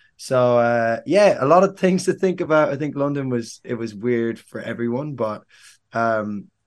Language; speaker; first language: English; native; English